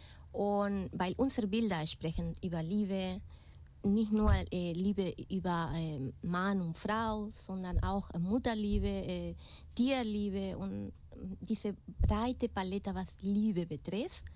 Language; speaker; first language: German; non-native, fluent; Spanish